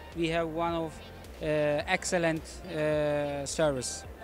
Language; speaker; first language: English; non-native, fluent; Turkish